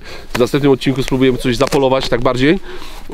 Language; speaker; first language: Polish; native; Polish